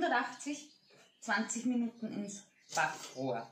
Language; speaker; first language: German; native; German